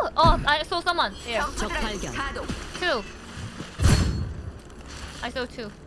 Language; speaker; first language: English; non-native, learner; Korean